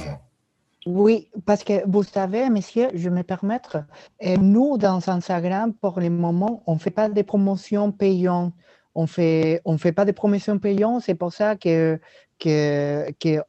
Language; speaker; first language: French; non-native, learner; Spanish